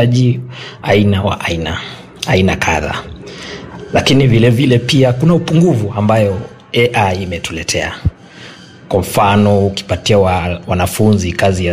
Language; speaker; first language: Swahili; non-native, local second language; Kalenjin